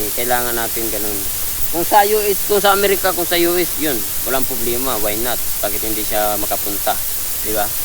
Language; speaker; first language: Filipino; non-native, local second language; Cebuano